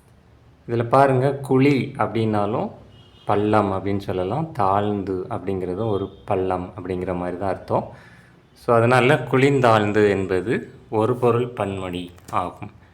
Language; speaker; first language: Tamil; native; Tamil